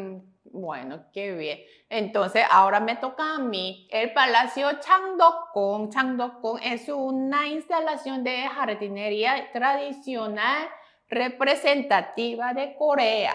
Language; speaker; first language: Spanish; non-native, fluent; Korean